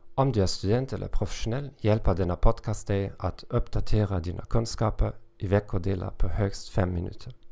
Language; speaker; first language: Swedish; non-native, learner; German